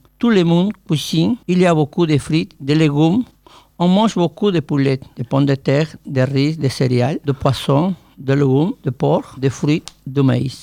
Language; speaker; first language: French; non-native, learner; Spanish